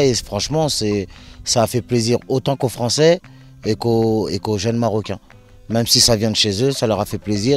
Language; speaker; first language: French; native; French